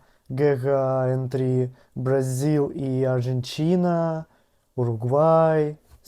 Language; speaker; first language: Portuguese; non-native, learner; Russian